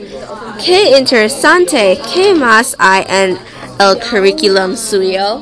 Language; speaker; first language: Spanish; non-native, learner; English